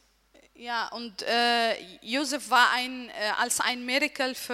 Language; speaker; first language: German; non-native, learner; Arabic